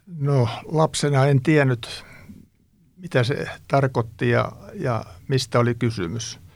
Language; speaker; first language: Finnish; native; Finnish